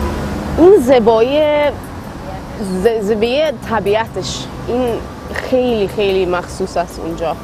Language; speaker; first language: Persian; non-native, learner; Swedish